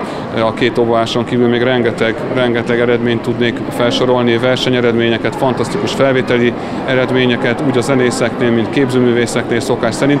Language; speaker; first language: Hungarian; native; Hungarian